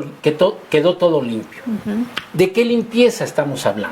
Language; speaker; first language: Spanish; native; Spanish